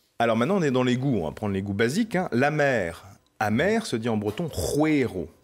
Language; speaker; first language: French; native; French